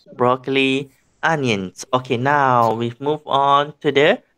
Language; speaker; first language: English; non-native, local second language; Malay